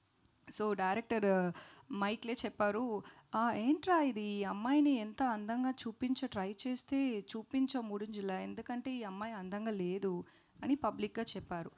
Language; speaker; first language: Telugu; non-native, local second language; Tamil